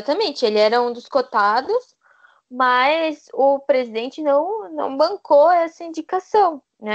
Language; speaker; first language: Portuguese; native; Portuguese